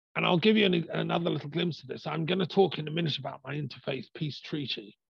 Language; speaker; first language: English; native; English